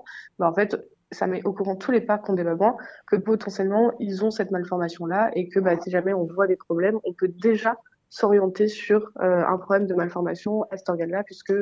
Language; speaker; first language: French; native; French